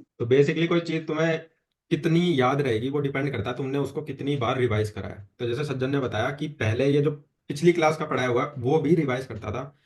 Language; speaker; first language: Hindi; native; Hindi